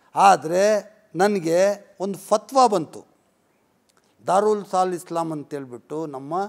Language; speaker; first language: Kannada; non-native, local second language; Urdu